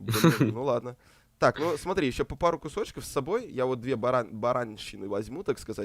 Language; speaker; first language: Russian; native; Russian